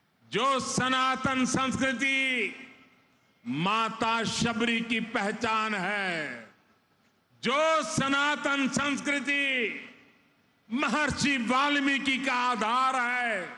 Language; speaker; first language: Hindi; native; Hindi